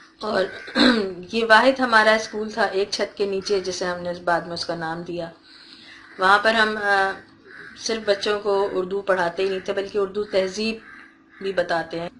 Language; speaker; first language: Urdu; native; Urdu